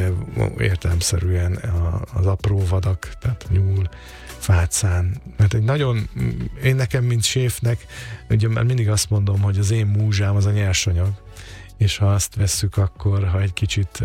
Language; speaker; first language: Hungarian; native; Hungarian